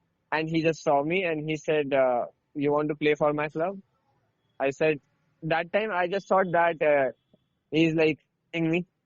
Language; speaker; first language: English; non-native, local second language; Hindi